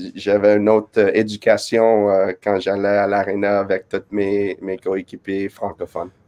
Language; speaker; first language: French; non-native, fluent; English